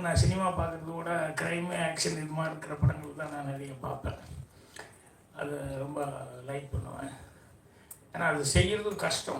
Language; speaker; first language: Tamil; native; Tamil